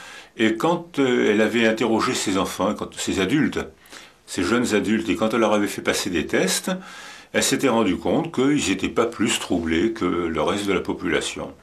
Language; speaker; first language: French; native; French